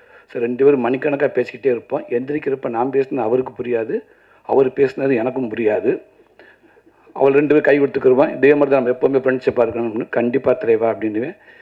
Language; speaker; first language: Tamil; native; Tamil